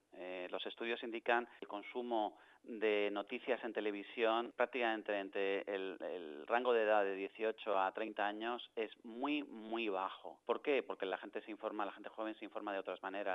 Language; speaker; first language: Spanish; native; Spanish